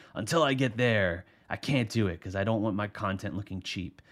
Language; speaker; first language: English; native; English